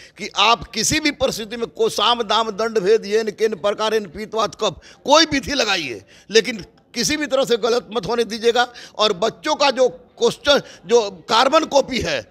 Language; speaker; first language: Hindi; native; Hindi